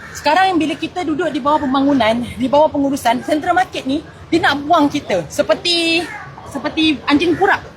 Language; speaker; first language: Malay; native; Malay